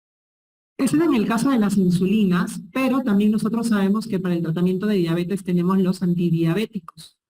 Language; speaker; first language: Spanish; native; Spanish